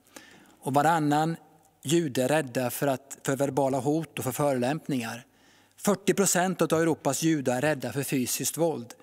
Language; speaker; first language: Swedish; native; Swedish